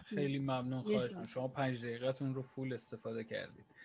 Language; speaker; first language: Persian; native; Persian